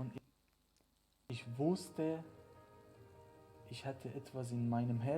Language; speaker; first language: German; non-native, fluent; Persian